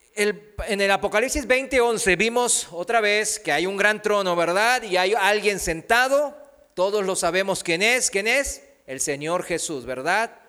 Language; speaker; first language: Spanish; non-native, fluent; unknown